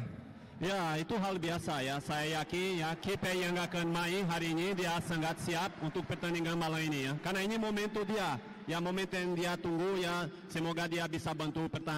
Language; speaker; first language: Indonesian; non-native, fluent; Portuguese